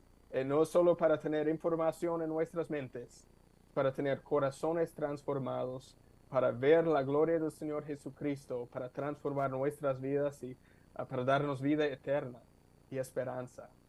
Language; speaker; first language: Spanish; non-native, fluent; English